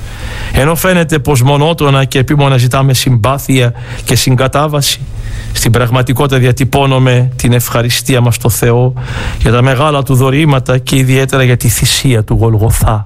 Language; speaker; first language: Greek; native; Greek